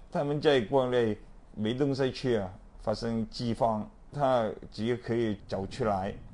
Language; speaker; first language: Chinese; non-native, local second language; Cantonese